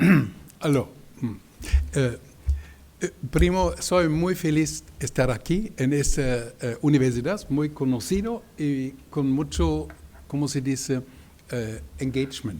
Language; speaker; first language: Spanish; non-native, learner; German